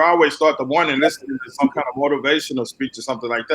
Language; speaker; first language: English; native; English